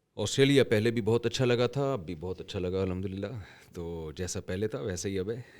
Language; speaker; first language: Urdu; native; Urdu